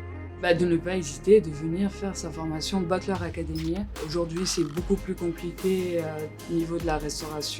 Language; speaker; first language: French; native; French